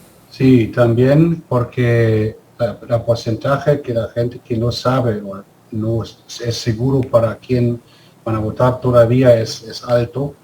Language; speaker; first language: Spanish; non-native, fluent; German